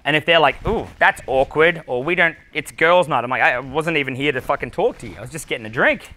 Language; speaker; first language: English; native; English